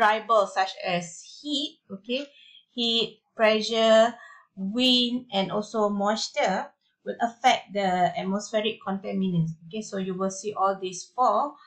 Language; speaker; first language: English; non-native, local second language; Malay